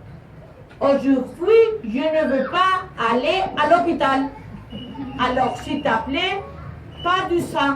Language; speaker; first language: French; non-native, learner; Spanish